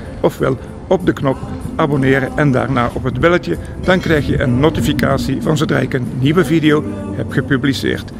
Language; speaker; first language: Dutch; native; Dutch